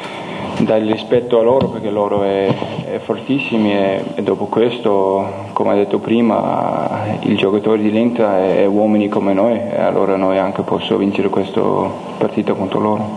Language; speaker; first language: Italian; non-native, learner; Danish